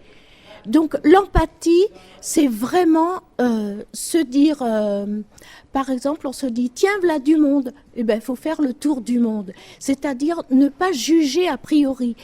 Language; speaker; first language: French; native; French